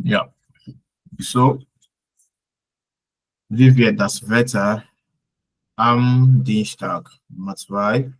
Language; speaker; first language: German; non-native, learner; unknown